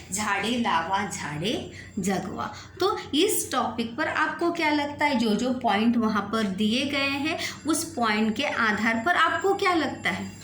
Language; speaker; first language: Hindi; non-native, local second language; Marathi